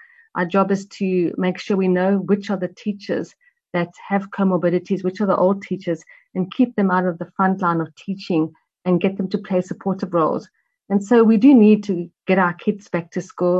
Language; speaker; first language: English; native; English